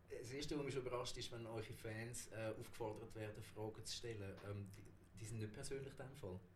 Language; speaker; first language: German; native; German